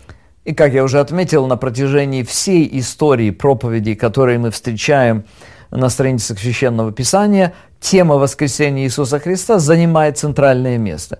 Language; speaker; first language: Russian; native; Russian